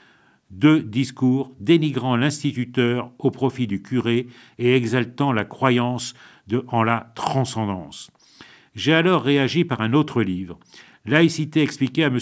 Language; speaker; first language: French; native; French